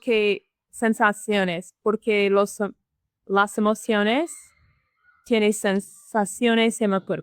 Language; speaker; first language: Spanish; non-native, learner; English